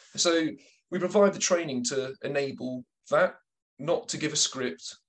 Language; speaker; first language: English; native; English